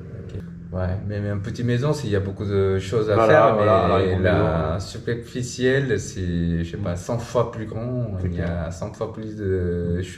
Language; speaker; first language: French; non-native, learner; Korean